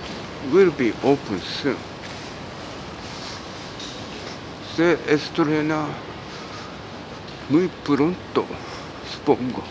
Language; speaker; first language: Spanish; non-native, learner; Japanese